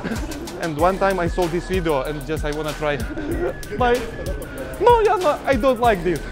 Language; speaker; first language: English; non-native, learner; Russian